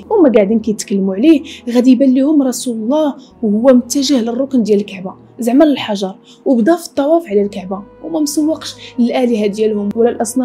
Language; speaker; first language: Arabic; native; Arabic